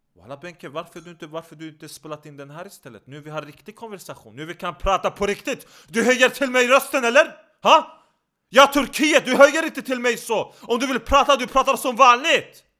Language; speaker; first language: Swedish; non-native, fluent; Turkish